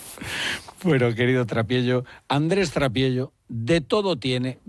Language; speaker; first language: Spanish; native; Spanish